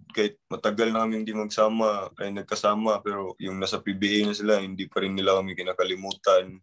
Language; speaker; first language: Filipino; non-native, local second language; Cebuano